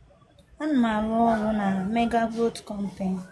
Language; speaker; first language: Igbo; native; Igbo